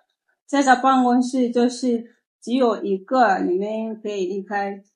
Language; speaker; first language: Chinese; non-native, learner; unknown